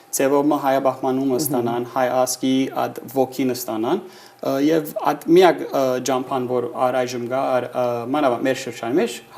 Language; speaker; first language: Armenian; early bilingual, heritage; Armenian